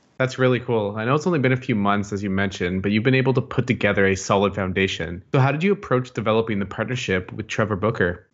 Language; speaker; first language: English; native; English